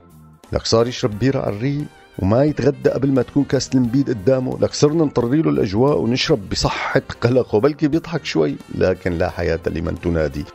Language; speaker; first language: Arabic; native; Arabic